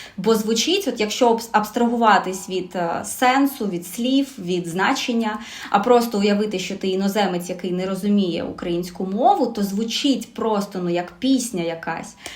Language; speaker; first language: Ukrainian; non-native, local second language; Russian